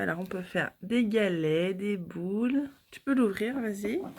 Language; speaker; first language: French; native; French